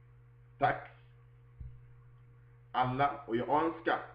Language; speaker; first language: Swedish; non-native, fluent; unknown